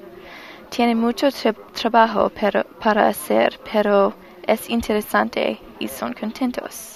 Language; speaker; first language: Spanish; non-native, learner; English